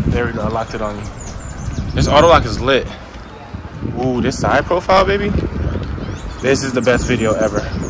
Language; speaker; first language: English; early bilingual, other home language; Spanish